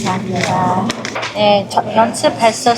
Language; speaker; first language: Korean; non-native, learner; Filipino